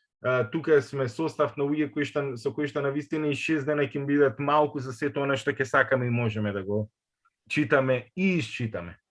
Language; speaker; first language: Macedonian; native; Macedonian